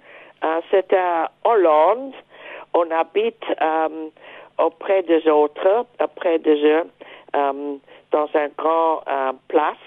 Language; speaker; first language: French; non-native, fluent; German